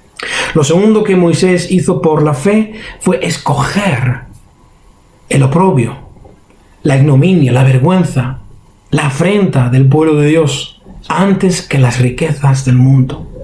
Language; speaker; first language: Spanish; native; Spanish